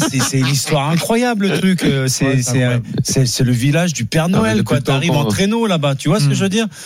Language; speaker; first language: French; native; French